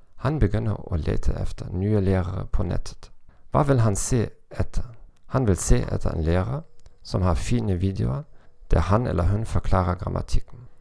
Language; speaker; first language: Norwegian; non-native, learner; German